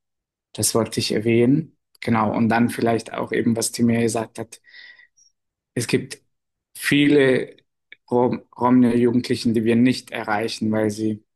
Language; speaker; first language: German; non-native, fluent; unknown